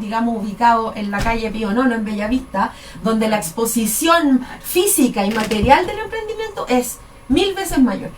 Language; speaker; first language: Spanish; native; Spanish